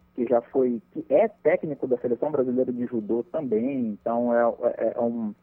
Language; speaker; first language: Portuguese; native; Portuguese